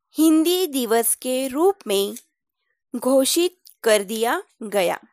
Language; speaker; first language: Hindi; non-native, local second language; Marathi